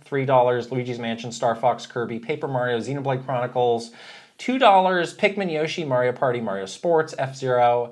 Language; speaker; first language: English; native; English